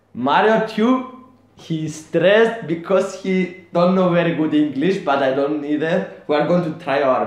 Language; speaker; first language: English; non-native, learner; Greek